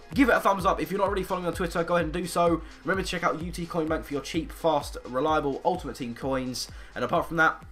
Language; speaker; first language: English; native; English